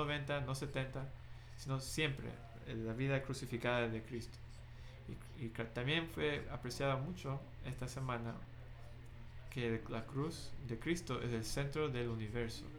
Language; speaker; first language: Spanish; non-native, fluent; English